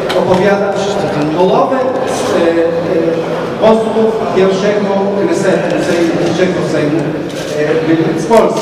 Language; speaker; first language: Polish; non-native, learner; Hebrew